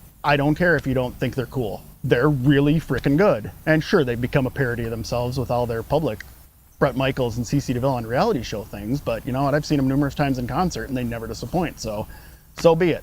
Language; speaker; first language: English; native; English